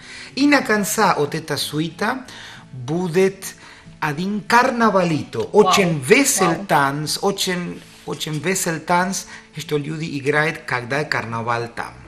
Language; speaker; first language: Russian; non-native, learner; Spanish